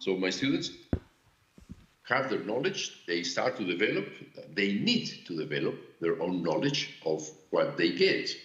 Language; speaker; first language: English; non-native, fluent; Spanish